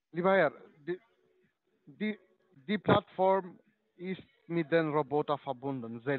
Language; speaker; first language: German; non-native, learner; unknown